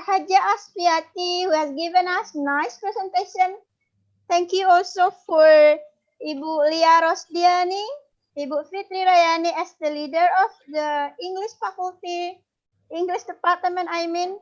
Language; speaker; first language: English; non-native, fluent; Indonesian